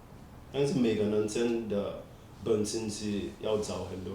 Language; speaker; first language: Chinese; non-native, fluent; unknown